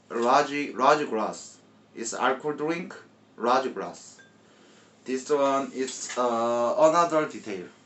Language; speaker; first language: English; non-native, learner; Korean